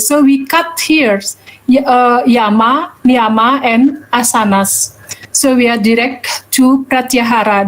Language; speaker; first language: English; non-native, learner; Balinese